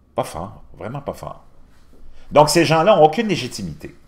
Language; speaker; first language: French; native; French